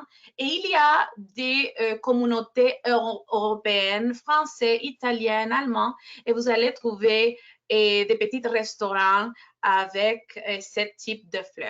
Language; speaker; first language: French; non-native, fluent; Spanish